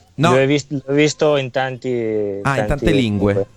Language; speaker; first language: Italian; non-native, learner; Spanish